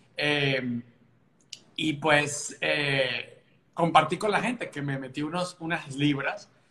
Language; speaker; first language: Spanish; native; Spanish